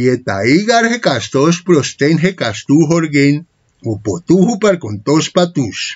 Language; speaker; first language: Greek; non-native, fluent; Spanish